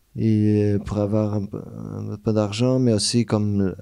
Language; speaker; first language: French; non-native, fluent; Portuguese